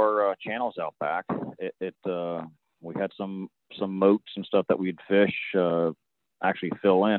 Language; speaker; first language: English; native; English